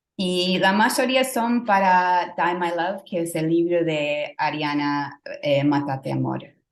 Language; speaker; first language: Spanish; non-native, fluent; English